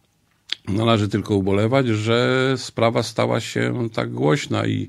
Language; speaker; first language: Polish; native; Polish